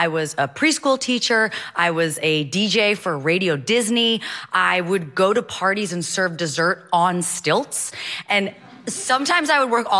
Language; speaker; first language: English; native; English